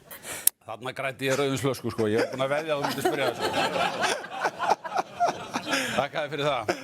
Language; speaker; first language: Icelandic; native; Icelandic